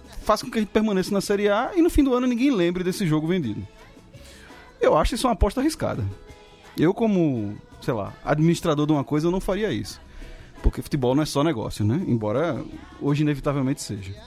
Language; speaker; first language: Portuguese; native; Portuguese